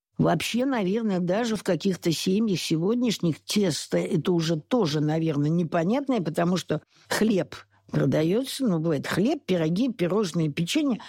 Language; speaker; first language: Russian; native; Russian